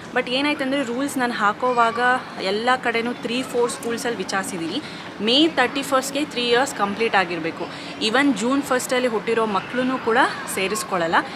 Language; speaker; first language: Kannada; non-native, local second language; Telugu